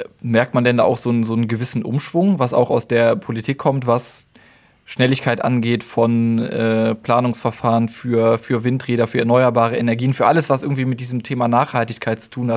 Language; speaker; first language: German; native; German